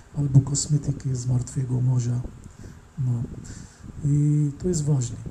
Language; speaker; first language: Polish; non-native, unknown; Arabic